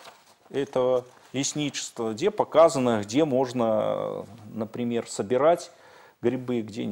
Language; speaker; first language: Russian; native; Russian